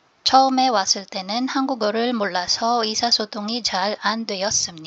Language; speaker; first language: Korean; non-native, learner; Filipino